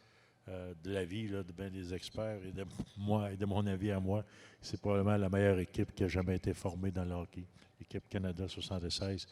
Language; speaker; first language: French; native; French